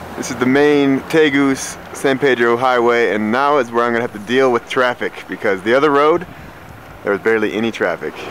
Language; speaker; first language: English; native; English